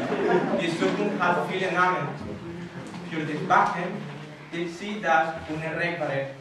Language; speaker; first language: German; non-native, learner; Spanish